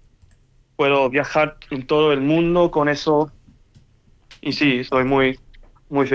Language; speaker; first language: Spanish; early bilingual, heritage; English